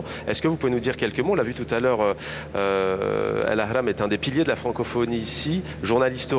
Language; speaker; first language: French; native; French